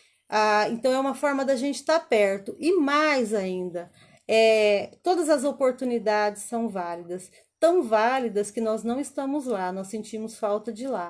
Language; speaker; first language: Portuguese; native; Portuguese